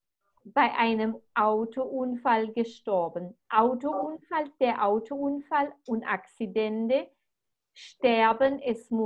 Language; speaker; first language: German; non-native, fluent; Spanish